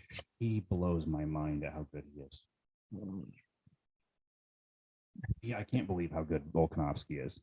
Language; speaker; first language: English; native; English